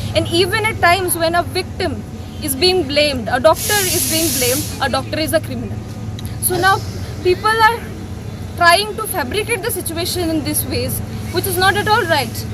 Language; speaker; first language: English; non-native, local second language; Bangla